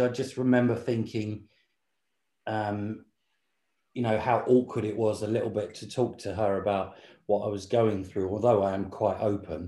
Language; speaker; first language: English; native; English